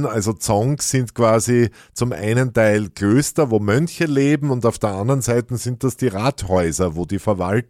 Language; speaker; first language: German; native; German